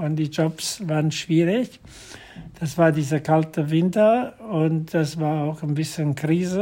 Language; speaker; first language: German; non-native, fluent; Italian